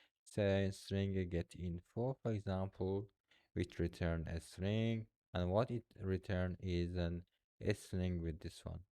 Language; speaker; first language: English; non-native, fluent; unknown